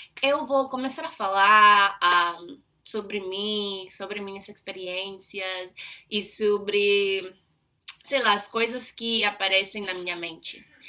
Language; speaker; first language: Portuguese; non-native, fluent; English